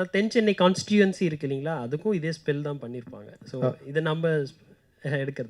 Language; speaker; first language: Tamil; native; Tamil